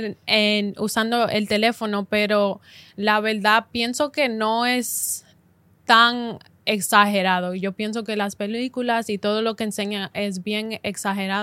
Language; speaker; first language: Spanish; early bilingual, heritage; Spanish